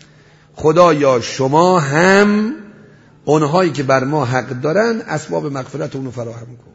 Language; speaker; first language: Persian; native; Persian